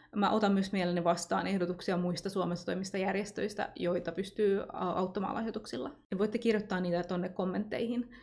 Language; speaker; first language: Finnish; native; Finnish